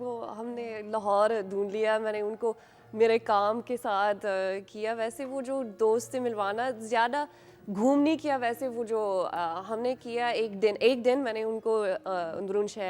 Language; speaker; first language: Hindi; non-native, learner; English